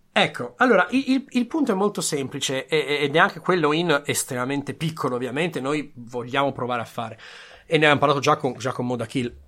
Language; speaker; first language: Italian; native; Italian